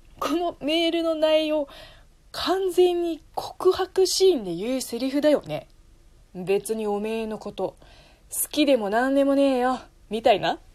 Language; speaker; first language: Japanese; non-native, fluent; Chinese